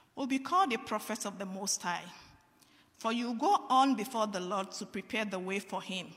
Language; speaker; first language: English; non-native, local second language; Yoruba